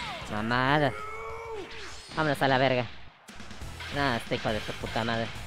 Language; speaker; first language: Spanish; early bilingual, heritage; Spanish